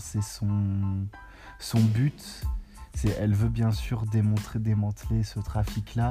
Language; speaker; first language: French; native; French